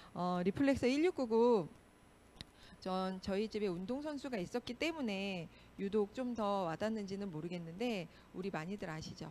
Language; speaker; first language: Korean; native; Korean